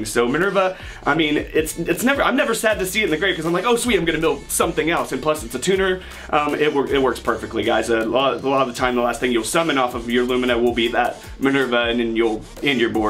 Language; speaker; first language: English; native; English